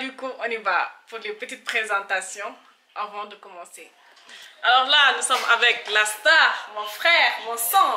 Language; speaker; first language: French; non-native, local second language; Wolof